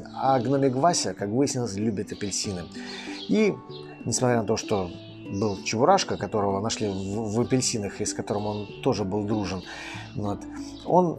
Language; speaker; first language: Russian; native; Russian